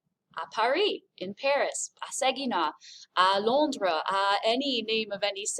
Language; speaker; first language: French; non-native, fluent; English